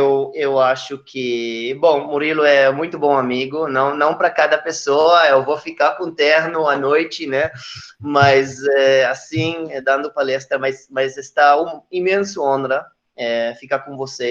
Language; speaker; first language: Portuguese; non-native, fluent; Hebrew